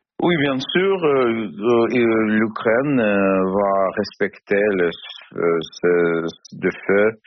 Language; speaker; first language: French; non-native, learner; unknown